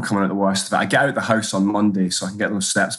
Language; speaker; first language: English; native; English